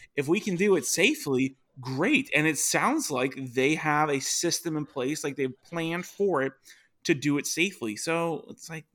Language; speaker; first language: English; native; English